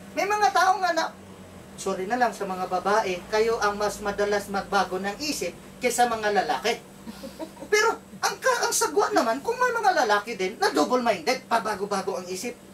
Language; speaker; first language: Filipino; non-native, local second language; Cebuano